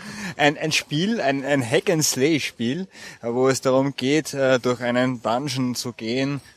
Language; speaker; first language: German; native; German